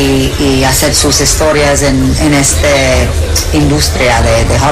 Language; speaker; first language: Spanish; early bilingual, heritage; English